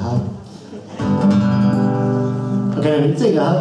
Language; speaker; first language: French; native; French